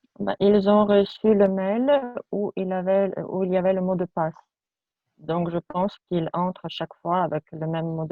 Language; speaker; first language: French; non-native, fluent; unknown